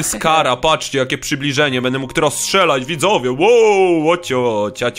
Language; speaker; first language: Polish; native; Polish